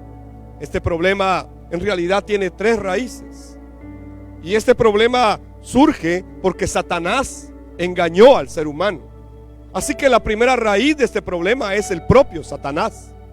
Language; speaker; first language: Spanish; native; Spanish